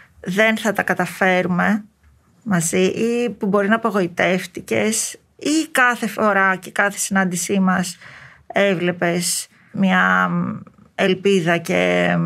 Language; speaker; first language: Greek; native; Greek